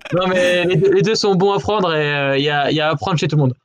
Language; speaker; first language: French; native; French